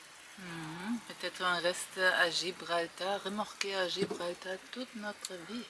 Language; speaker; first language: French; non-native, fluent; German